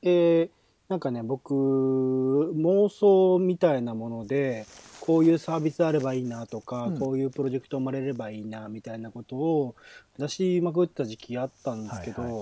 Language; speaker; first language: Japanese; native; Japanese